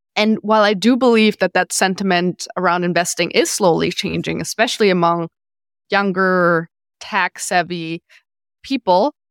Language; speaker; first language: English; non-native, fluent; German